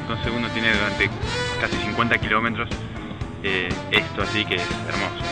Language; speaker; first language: Spanish; native; Spanish